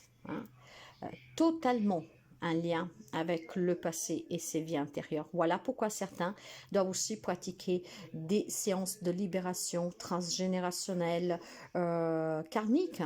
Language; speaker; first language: French; non-native, fluent; Italian